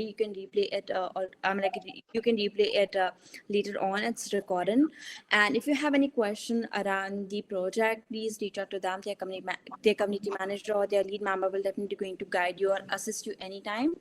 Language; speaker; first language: English; non-native, fluent; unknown